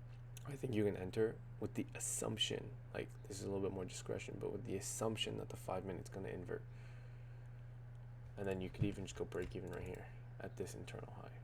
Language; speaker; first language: English; native; English